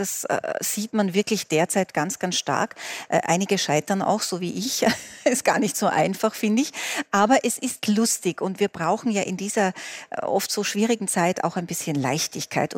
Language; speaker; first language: German; native; German